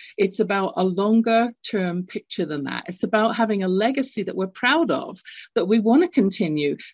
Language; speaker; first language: English; native; English